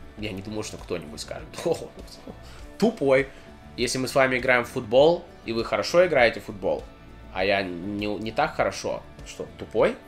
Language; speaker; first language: Russian; native; Russian